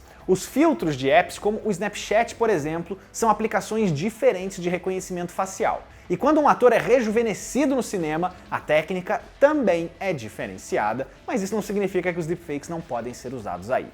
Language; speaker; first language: Portuguese; native; Portuguese